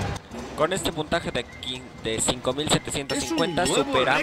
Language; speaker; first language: Spanish; native; Spanish